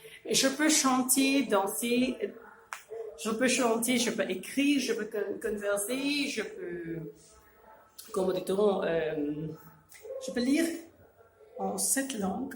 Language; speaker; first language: French; non-native, fluent; Urdu